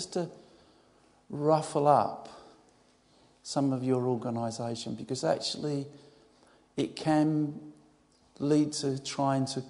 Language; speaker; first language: English; native; English